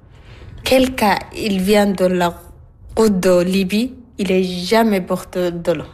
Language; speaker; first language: French; non-native, learner; Arabic